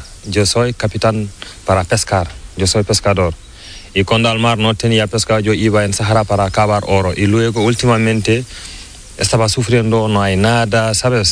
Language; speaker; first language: Spanish; non-native, learner; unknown